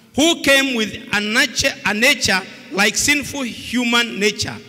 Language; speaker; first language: English; non-native, local second language; Swahili